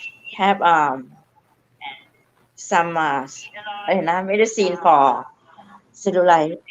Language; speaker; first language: English; non-native, learner; Thai